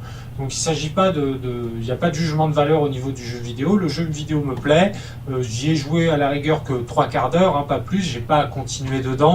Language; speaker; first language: French; native; French